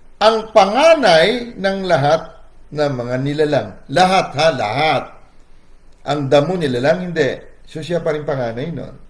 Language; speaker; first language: Filipino; non-native, local second language; Cebuano